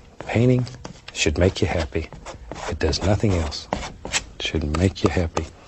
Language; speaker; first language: English; native; English